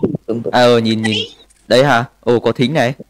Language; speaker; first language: Vietnamese; native; Vietnamese